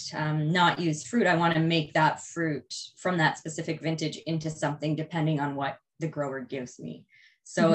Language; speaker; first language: English; native; English